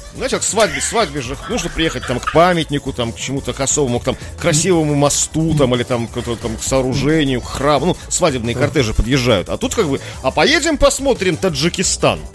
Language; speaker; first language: Russian; native; Russian